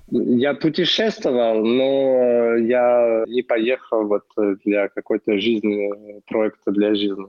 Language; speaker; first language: Russian; non-native, fluent; French